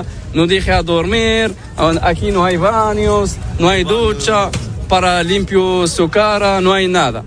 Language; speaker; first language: Spanish; non-native, learner; Arabic